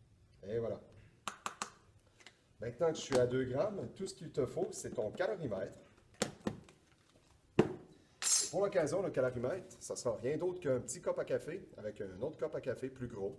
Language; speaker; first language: French; native; French